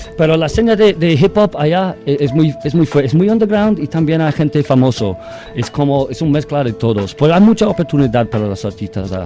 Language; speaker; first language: Spanish; non-native, learner; English